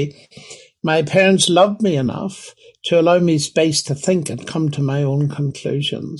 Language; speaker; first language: English; native; English